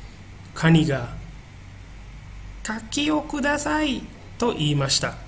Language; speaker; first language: Japanese; non-native, fluent; Indonesian